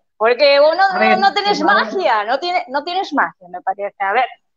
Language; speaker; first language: Spanish; native; Spanish